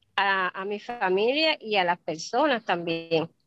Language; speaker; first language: Spanish; native; Spanish